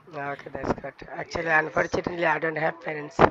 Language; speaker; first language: English; non-native, learner; Bangla